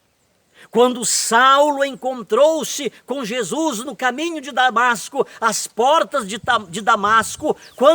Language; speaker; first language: Portuguese; native; Portuguese